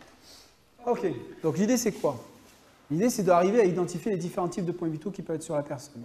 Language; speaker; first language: French; native; French